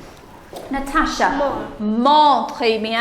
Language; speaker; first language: French; non-native, fluent; English